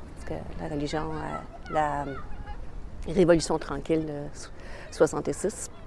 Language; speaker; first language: French; native; French